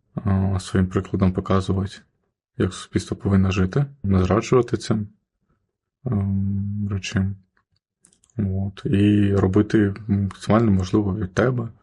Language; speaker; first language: Ukrainian; early bilingual, other home language; Armenian